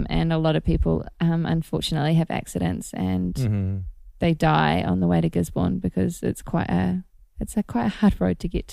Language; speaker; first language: English; native; English